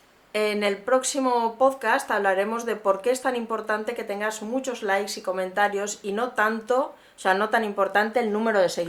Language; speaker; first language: Spanish; native; Spanish